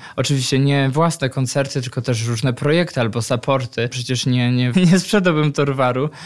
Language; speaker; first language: Polish; native; Polish